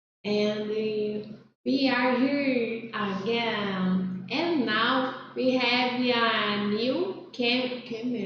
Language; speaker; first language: English; non-native, learner; Portuguese